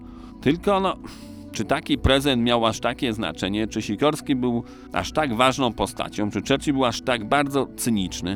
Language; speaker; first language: Polish; native; Polish